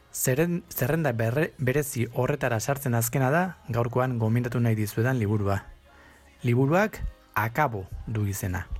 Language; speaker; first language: Basque; non-native, local second language; Spanish